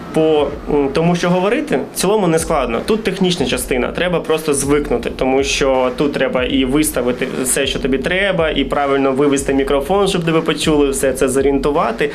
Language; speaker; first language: Ukrainian; native; Ukrainian